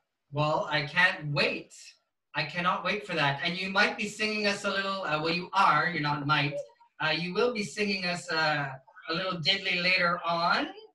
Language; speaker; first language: English; native; English